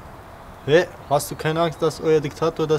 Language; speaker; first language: German; non-native, fluent; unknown